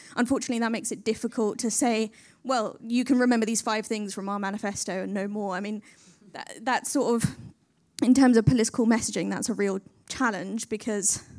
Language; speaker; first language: English; native; English